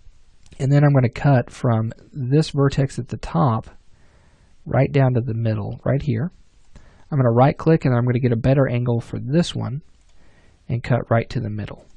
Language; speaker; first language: English; native; English